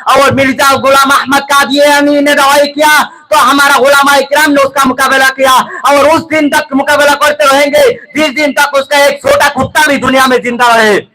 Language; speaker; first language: Urdu; non-native, fluent; Bangla